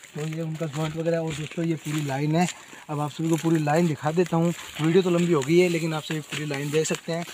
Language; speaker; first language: Hindi; non-native, local second language; Rajasthani